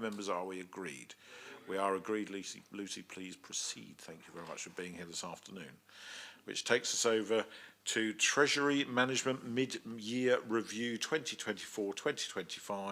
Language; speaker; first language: English; native; English